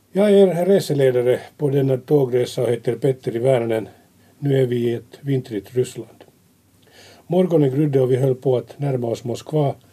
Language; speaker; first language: Swedish; native; Swedish